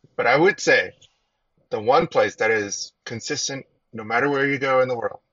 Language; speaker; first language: English; early bilingual, other home language; Chinese